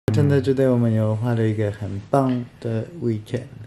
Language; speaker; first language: Chinese; non-native, learner; French